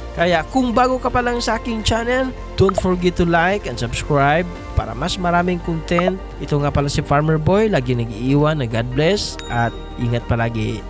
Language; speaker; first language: Filipino; non-native, local second language; Cebuano